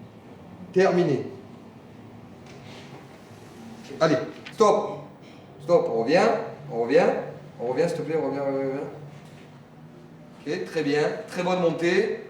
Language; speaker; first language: French; native; French